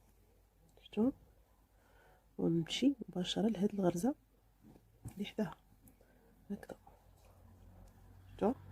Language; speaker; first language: Arabic; native; Arabic